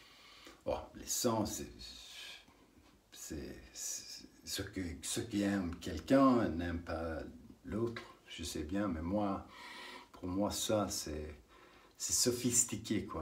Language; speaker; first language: French; non-native, learner; English